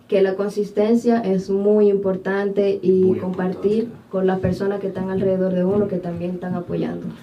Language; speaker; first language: Spanish; native; Spanish